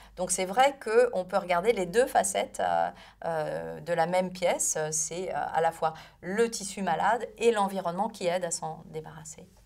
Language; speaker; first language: French; native; French